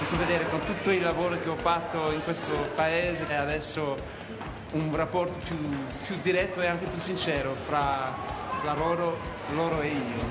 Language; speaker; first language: Italian; non-native, fluent; English